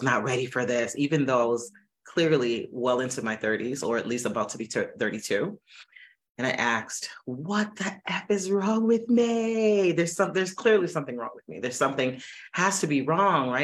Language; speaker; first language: English; native; English